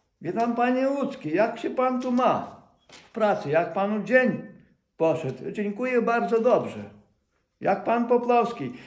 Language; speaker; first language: Polish; non-native, fluent; Ukrainian